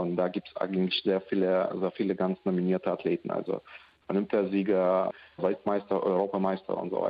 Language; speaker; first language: German; non-native, fluent; Russian